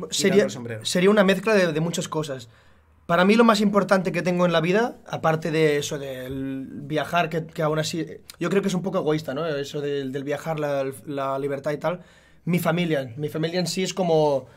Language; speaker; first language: Spanish; native; Spanish